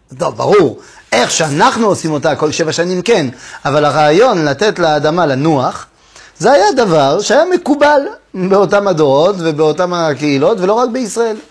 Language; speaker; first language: Hebrew; non-native, fluent; French